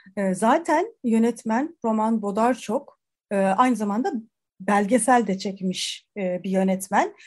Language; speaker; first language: Turkish; native; Turkish